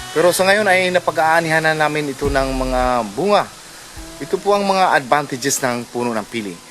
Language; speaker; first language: Filipino; non-native, local second language; Bikol